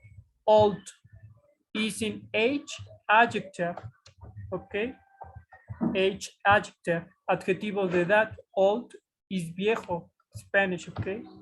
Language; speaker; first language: English; non-native, fluent; Spanish